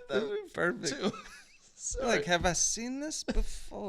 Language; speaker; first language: English; native; English